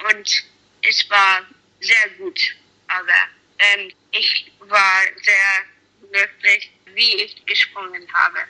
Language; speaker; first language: German; non-native, learner; English